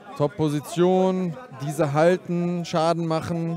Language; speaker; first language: German; native; German